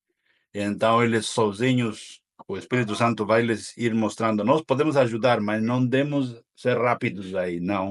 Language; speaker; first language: Portuguese; non-native, fluent; Spanish